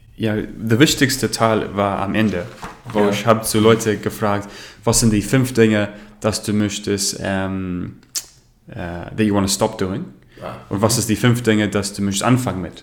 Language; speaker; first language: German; non-native, learner; English